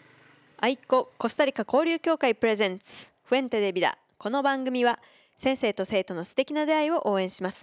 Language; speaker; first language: Japanese; native; Japanese